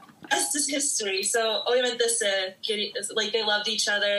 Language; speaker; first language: English; early bilingual, other home language; Spanish